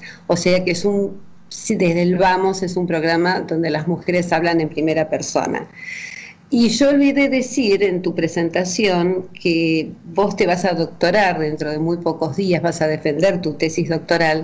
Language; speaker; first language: Spanish; native; Spanish